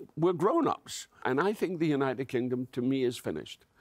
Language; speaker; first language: English; native; English